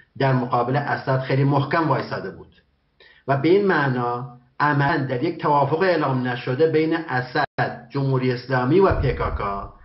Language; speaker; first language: Persian; non-native, local second language; Kurdish